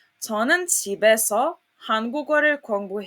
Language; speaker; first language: Korean; non-native, fluent; Serbian